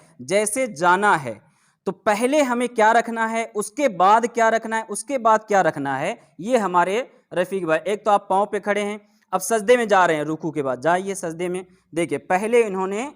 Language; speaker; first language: Urdu; native; Urdu